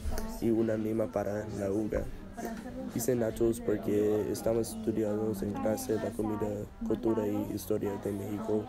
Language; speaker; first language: Spanish; non-native, learner; English